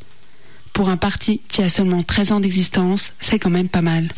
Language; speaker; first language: French; native; French